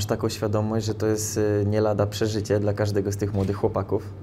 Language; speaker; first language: Polish; native; Polish